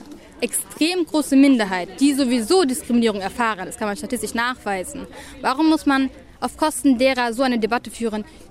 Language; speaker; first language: German; native; German